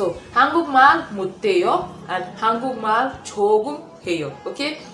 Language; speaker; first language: Korean; non-native, learner; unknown